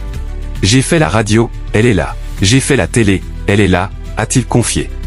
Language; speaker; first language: French; native; French